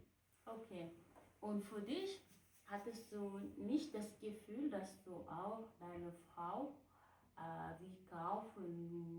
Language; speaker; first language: German; non-native, fluent; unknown